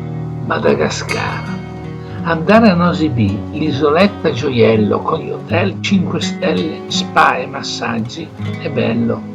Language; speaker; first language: Italian; native; Italian